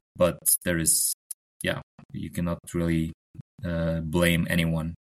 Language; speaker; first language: English; non-native, fluent; Norwegian